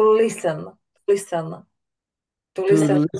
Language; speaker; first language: English; non-native, fluent; Slovak